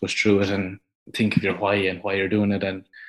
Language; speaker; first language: English; native; English